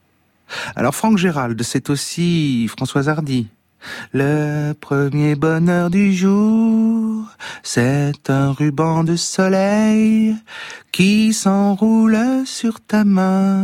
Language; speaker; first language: French; native; French